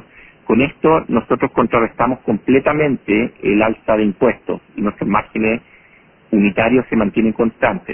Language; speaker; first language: Spanish; native; Spanish